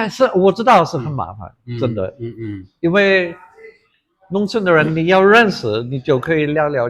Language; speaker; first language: Chinese; non-native, fluent; English